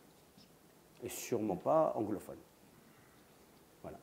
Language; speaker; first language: French; non-native, local second language; Arabic